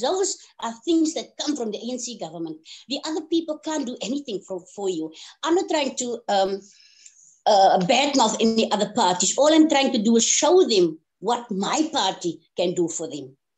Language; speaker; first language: English; non-native, local second language; Afrikaans